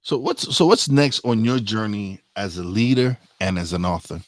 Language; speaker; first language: English; native; English